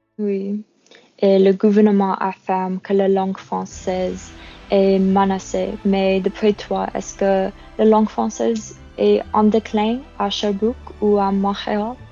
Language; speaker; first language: French; non-native, local second language; English